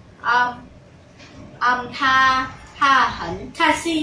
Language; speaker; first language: Chinese; non-native, learner; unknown